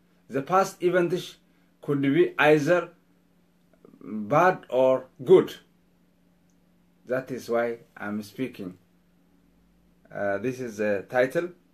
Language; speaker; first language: English; non-native, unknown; Amharic